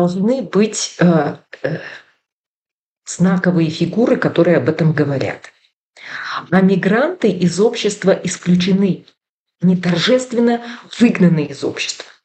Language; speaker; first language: Russian; native; Russian